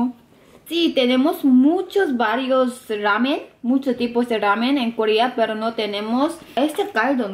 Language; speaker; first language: Spanish; non-native, fluent; Korean